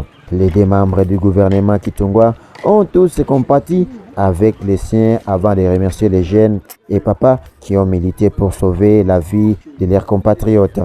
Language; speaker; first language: French; non-native, local second language; Swahili